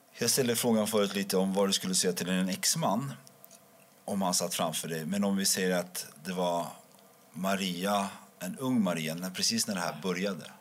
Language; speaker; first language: Swedish; native; Swedish